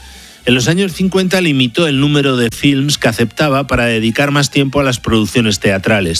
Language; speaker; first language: Spanish; native; Spanish